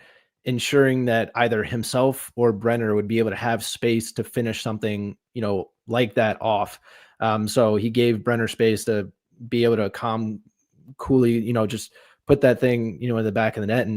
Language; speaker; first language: English; native; English